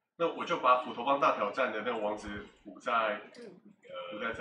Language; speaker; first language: Chinese; native; Chinese